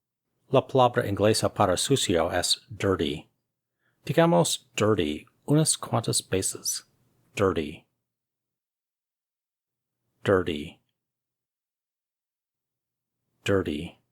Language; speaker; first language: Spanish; non-native, fluent; English